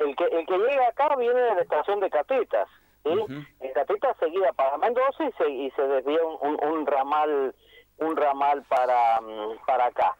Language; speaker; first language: Spanish; native; Spanish